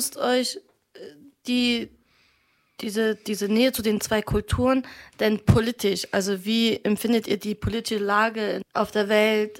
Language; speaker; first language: German; early bilingual, other home language; Arabic